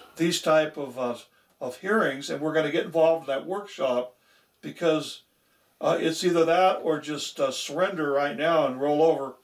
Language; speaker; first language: English; native; English